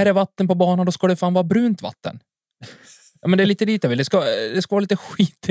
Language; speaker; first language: Swedish; native; Swedish